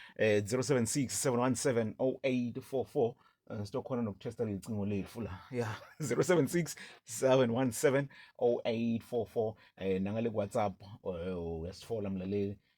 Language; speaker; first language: Zulu; non-native, local second language; Swati